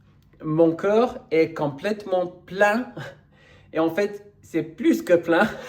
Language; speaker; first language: French; non-native, fluent; English